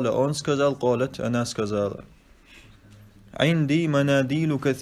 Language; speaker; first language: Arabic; non-native, fluent; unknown